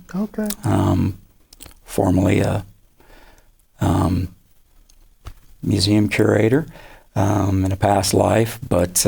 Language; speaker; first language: English; native; English